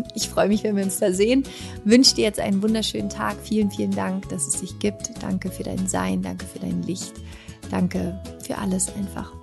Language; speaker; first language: German; native; German